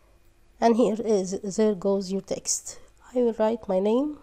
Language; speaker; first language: English; non-native, fluent; Arabic